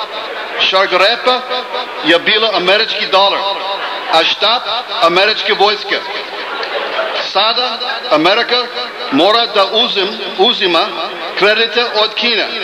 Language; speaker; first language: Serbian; non-native, learner; English